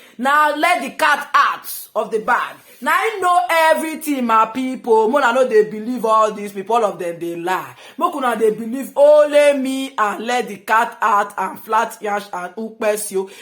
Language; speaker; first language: Nigerian Pidgin; non-native, local second language; Igbo